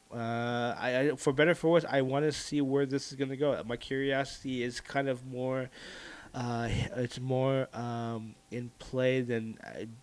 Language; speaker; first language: English; early bilingual, other home language; Filipino